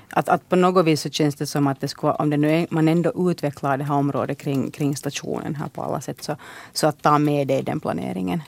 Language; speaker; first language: Swedish; native; Swedish